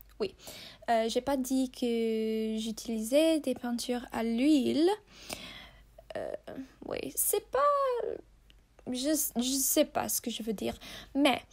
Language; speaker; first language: French; non-native, learner; English